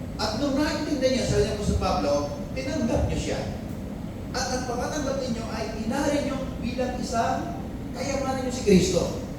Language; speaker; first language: Filipino; non-native, local second language; Iloko